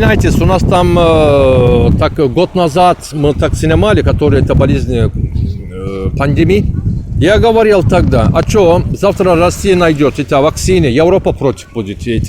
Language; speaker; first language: Russian; non-native, learner; Turkish